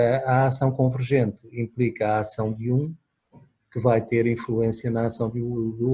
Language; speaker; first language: Portuguese; native; Portuguese